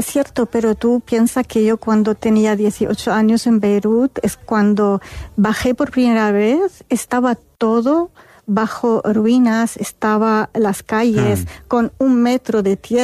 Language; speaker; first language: Spanish; non-native, fluent; Arabic